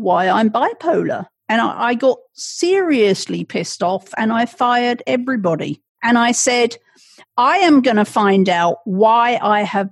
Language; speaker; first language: English; native; English